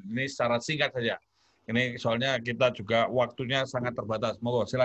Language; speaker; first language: Indonesian; native; Indonesian